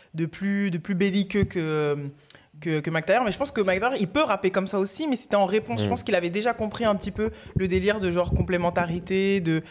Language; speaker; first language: French; native; French